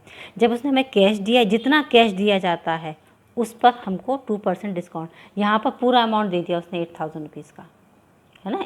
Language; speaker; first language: Hindi; native; Hindi